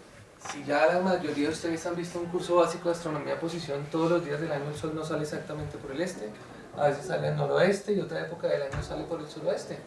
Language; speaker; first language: Spanish; native; Spanish